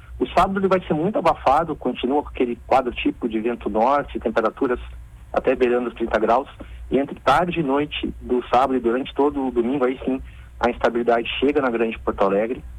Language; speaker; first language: Portuguese; native; Portuguese